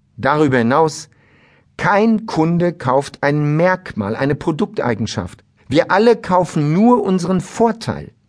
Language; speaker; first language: German; native; German